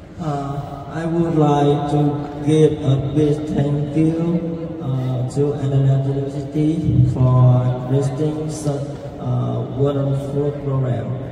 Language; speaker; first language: English; non-native, learner; Vietnamese